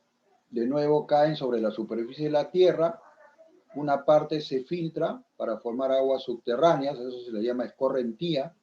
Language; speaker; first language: Spanish; native; Spanish